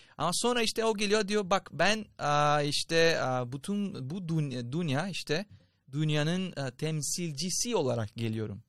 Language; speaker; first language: Turkish; non-native, fluent; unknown